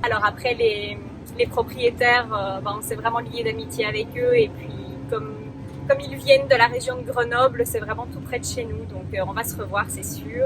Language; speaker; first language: French; native; French